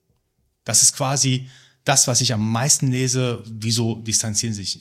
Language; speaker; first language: German; early bilingual, other home language; Persian